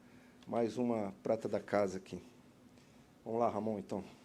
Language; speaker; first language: Portuguese; native; Portuguese